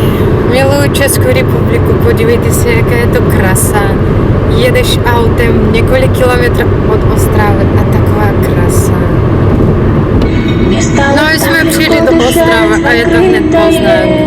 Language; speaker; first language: Czech; non-native, fluent; Russian